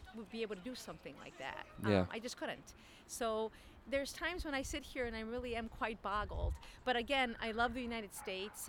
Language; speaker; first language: English; native; English